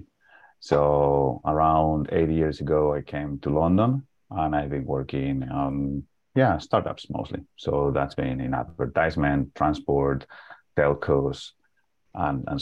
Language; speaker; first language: English; non-native, fluent; Spanish